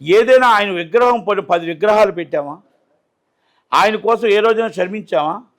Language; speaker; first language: Telugu; native; Telugu